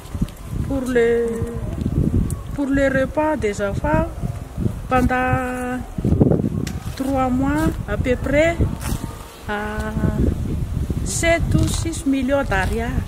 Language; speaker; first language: French; non-native, local second language; Malagasy